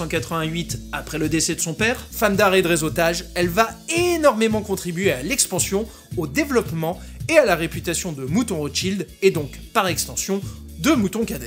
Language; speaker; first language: French; native; French